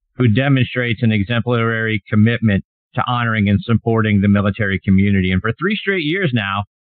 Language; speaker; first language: English; native; English